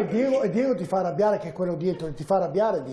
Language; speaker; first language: Italian; native; Italian